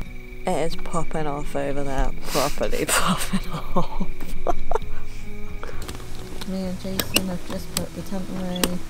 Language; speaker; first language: English; native; English